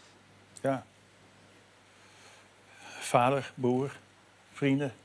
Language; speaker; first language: Dutch; native; Dutch